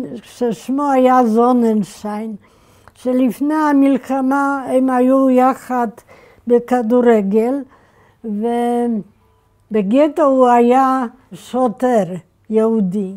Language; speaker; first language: Hebrew; non-native, fluent; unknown